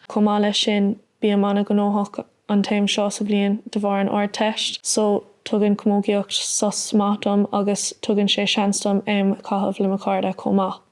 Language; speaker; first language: Irish; non-native, local second language; English